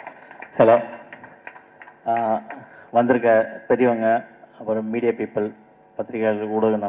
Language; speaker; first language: Tamil; native; Tamil